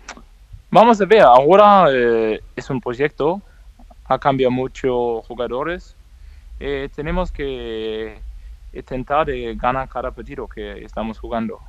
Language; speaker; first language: Spanish; non-native, learner; Danish